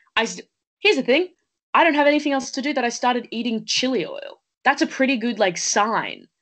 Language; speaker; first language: English; native; English